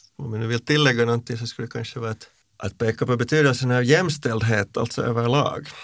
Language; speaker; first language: Swedish; native; Swedish